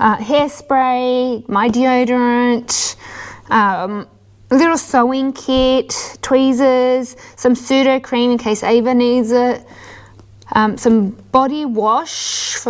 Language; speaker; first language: English; native; English